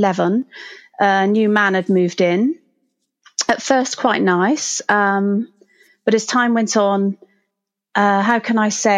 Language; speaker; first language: English; native; English